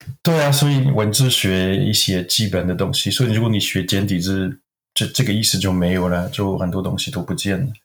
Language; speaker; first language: Chinese; non-native, fluent; French